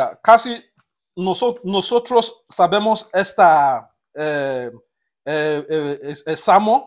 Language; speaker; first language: Spanish; non-native, learner; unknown